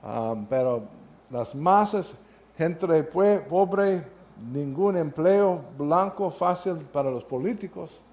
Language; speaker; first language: Spanish; non-native, learner; English